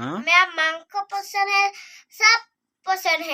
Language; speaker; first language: Hindi; non-native, local second language; Assamese